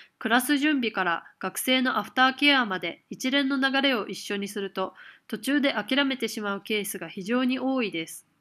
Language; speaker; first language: Japanese; native; Japanese